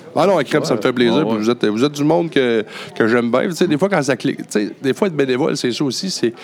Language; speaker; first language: French; native; French